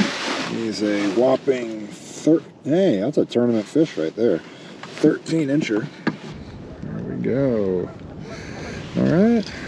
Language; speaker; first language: English; native; English